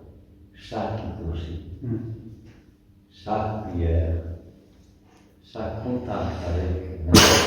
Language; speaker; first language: French; non-native, fluent; Greek